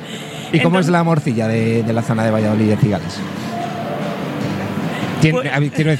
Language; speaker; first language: Spanish; native; Spanish